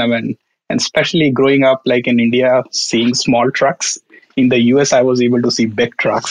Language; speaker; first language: English; non-native, local second language; Marathi